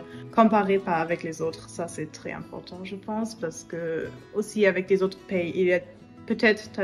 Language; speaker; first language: French; non-native, learner; German